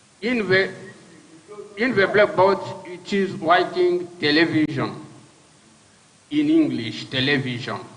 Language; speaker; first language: English; non-native, learner; French